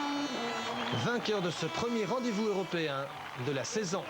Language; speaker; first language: French; native; French